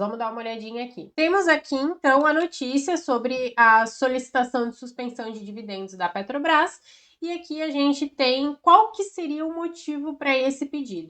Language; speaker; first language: Portuguese; native; Portuguese